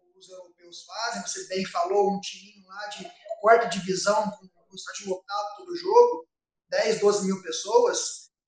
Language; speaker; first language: Portuguese; native; Portuguese